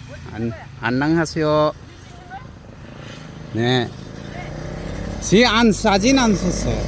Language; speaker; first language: Korean; non-native, learner; Bangla